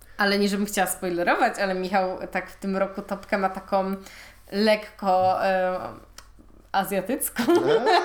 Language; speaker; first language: Polish; native; Polish